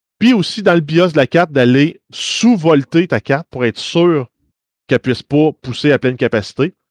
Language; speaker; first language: French; native; French